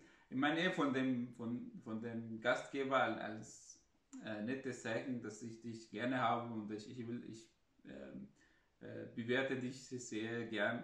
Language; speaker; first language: German; non-native, fluent; Arabic